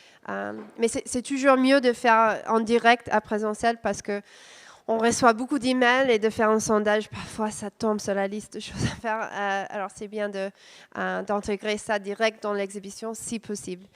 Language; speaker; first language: French; non-native, fluent; English